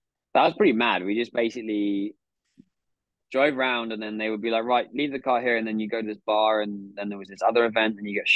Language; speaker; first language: English; native; English